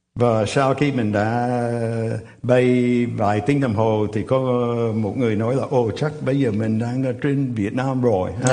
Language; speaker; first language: Vietnamese; non-native, fluent; English